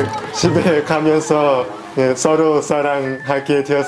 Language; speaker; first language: Korean; non-native, learner; Thai